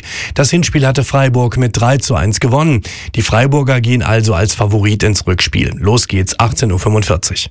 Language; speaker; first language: German; native; German